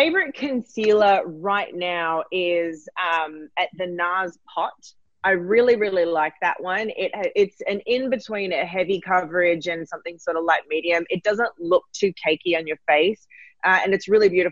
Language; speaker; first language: English; native; English